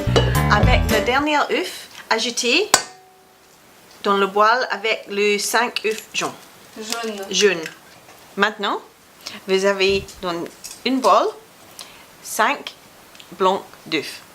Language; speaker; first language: French; non-native, fluent; English